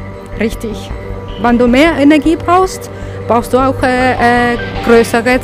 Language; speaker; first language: German; non-native, learner; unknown